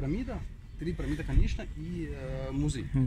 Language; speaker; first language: Russian; non-native, learner; Arabic